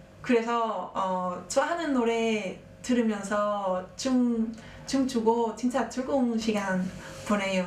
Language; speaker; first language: Korean; non-native, learner; Spanish